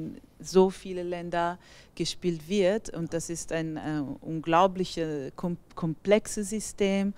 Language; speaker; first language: German; non-native, fluent; Italian